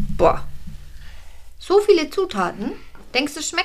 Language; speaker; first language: German; native; German